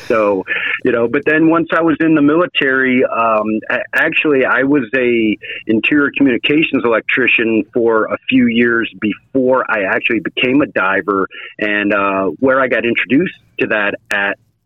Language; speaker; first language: English; native; English